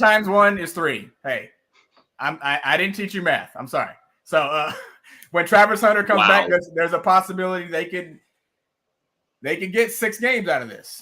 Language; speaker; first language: English; native; English